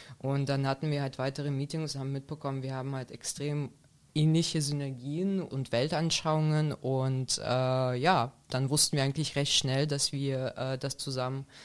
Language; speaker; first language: German; non-native, fluent; Russian